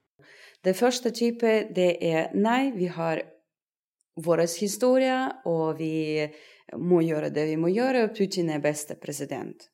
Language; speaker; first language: Norwegian; non-native, fluent; Russian